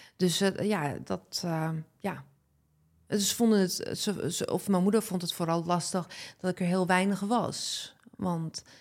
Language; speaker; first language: Dutch; early bilingual, other home language; Arabic